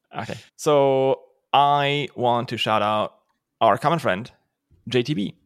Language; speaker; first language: English; non-native, fluent; German